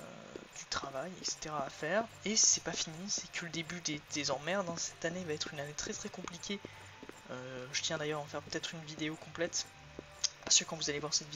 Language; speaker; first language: French; native; French